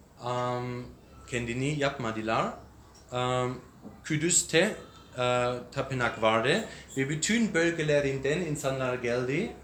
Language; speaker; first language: Turkish; non-native, learner; English